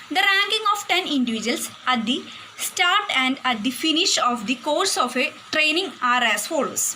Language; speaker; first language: English; non-native, local second language; Malayalam